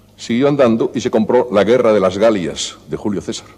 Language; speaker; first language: Spanish; native; Spanish